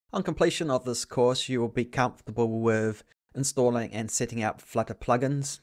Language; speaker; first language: English; native; English